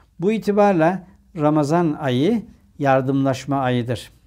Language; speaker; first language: Turkish; native; Turkish